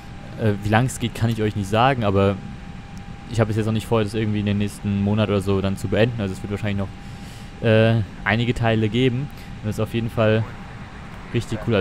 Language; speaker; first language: German; native; German